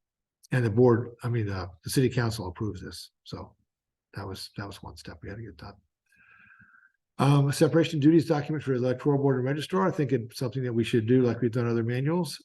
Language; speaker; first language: English; native; English